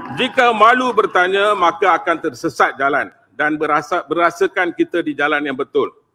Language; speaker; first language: Malay; non-native, local second language; Tamil